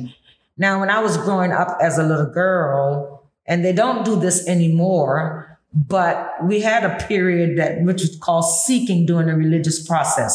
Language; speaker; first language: English; early bilingual, other home language; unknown